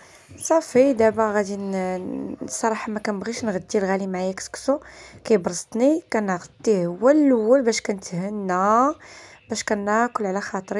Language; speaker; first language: Arabic; native; Arabic